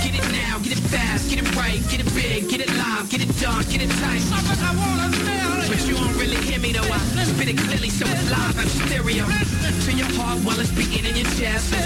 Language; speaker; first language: French; native; French